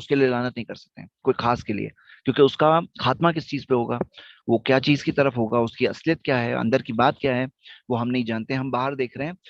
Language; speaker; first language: Urdu; non-native, local second language; Gujarati